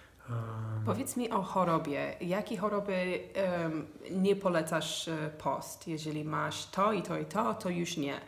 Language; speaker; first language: Polish; non-native, fluent; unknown